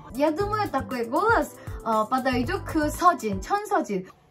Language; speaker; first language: Russian; non-native, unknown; Korean